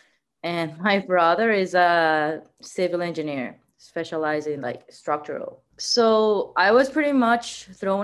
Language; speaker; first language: English; non-native, fluent; Spanish